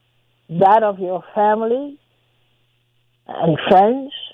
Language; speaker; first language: English; native; English